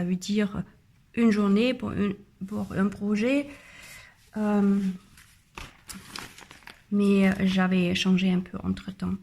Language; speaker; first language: French; non-native, learner; German